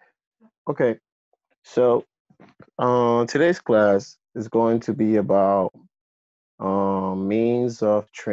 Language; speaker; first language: English; non-native, fluent; Spanish